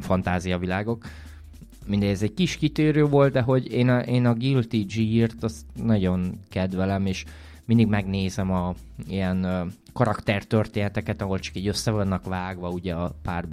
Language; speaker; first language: Hungarian; native; Hungarian